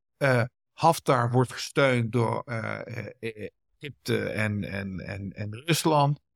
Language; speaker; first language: Dutch; early bilingual, other home language; Kurdish